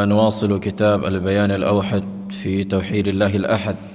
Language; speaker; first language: Arabic; non-native, fluent; Indonesian